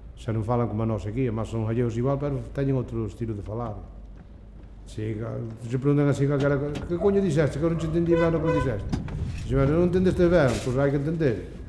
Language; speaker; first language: Galician; native; Galician